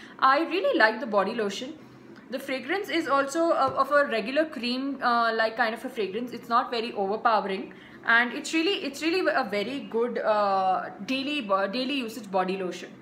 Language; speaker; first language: English; non-native, local second language; Hindi